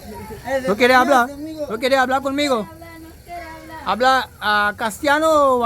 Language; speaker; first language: Spanish; non-native, learner; English